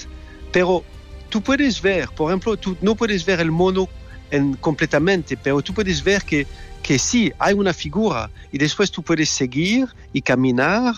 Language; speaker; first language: Spanish; non-native, learner; French